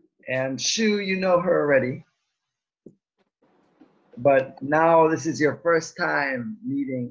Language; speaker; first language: English; native; English